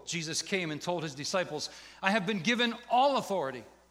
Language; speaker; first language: English; native; English